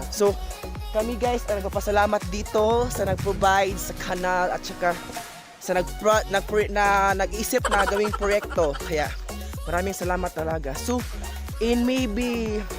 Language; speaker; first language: Filipino; non-native, local second language; Cebuano